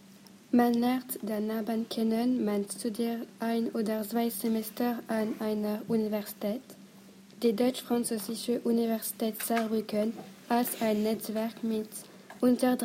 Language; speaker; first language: German; non-native, learner; French